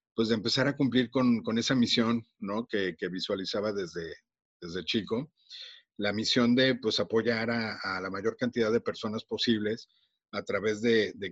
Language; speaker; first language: Spanish; native; Spanish